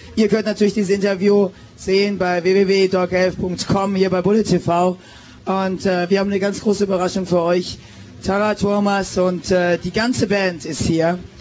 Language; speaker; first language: German; native; German